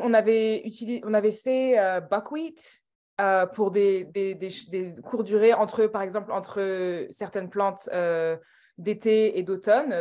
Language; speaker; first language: French; non-native, fluent; English